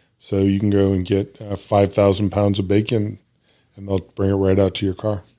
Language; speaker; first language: English; native; English